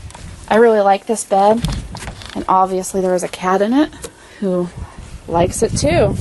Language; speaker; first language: English; native; English